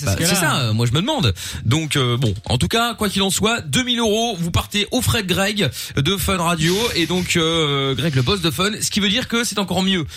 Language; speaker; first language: French; native; French